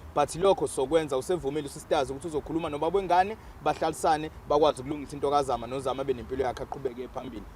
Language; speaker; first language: Zulu; native; Zulu